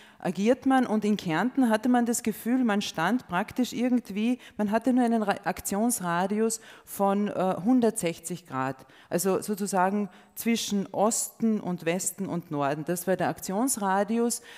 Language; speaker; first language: German; non-native, local second language; Slovenian